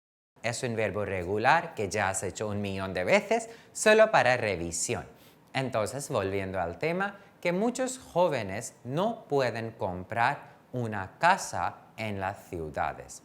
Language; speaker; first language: Spanish; non-native, fluent; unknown